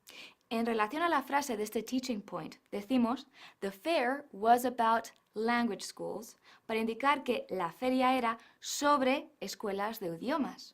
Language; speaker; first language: Spanish; non-native, fluent; English